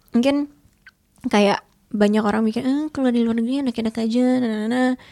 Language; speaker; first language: Indonesian; native; Indonesian